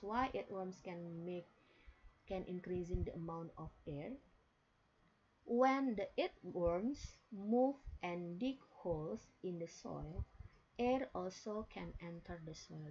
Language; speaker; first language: English; non-native, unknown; Indonesian